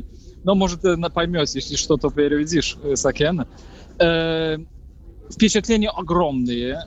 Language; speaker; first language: Russian; non-native, fluent; Polish